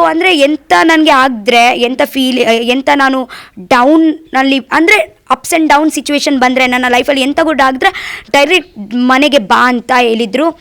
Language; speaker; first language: Kannada; non-native, learner; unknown